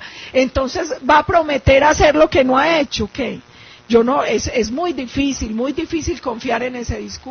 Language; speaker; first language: Spanish; native; Spanish